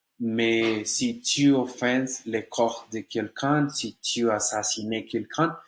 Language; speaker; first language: French; non-native, learner; Spanish